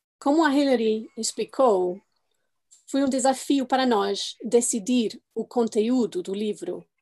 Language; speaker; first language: Portuguese; non-native, fluent; English